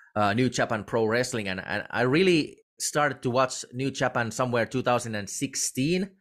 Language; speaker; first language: English; non-native, fluent; Finnish